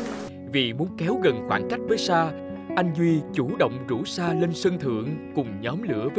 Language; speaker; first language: Vietnamese; native; Vietnamese